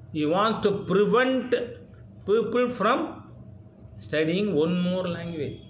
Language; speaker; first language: English; non-native, local second language; Tamil